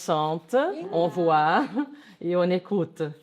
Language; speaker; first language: French; non-native, learner; Portuguese